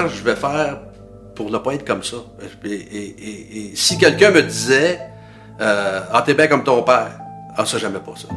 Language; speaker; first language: French; native; French